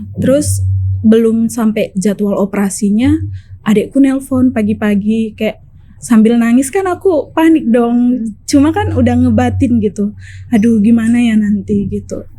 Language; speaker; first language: Indonesian; native; Indonesian